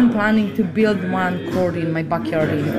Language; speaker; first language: English; non-native, fluent; Polish